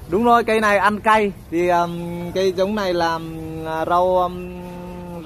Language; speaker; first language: Vietnamese; native; Vietnamese